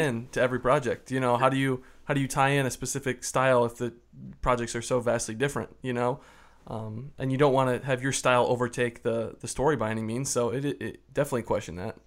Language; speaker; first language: English; native; English